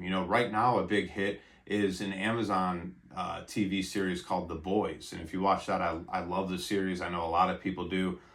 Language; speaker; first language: English; native; English